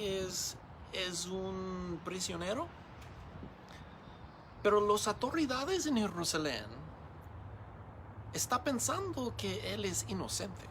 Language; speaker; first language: Spanish; non-native, learner; English